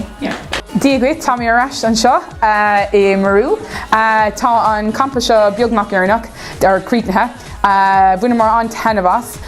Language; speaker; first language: Irish; non-native, local second language; English